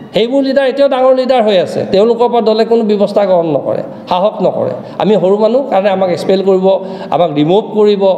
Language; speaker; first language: Assamese; non-native, local second language; Mising